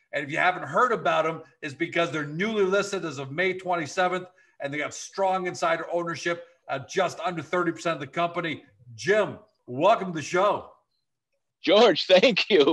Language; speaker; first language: English; native; English